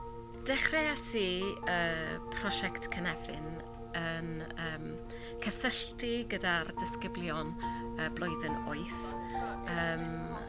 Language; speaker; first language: Welsh; non-native, learner; English